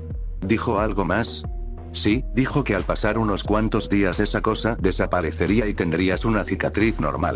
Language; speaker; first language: Spanish; native; Spanish